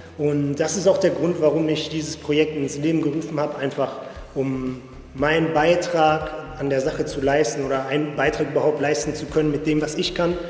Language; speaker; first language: German; native; German